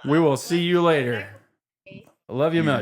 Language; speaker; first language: English; native; English